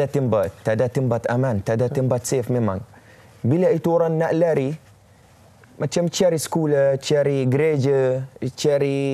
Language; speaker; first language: Indonesian; non-native, fluent; Arabic